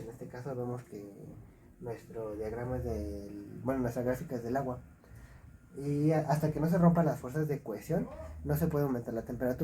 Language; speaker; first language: Spanish; native; Spanish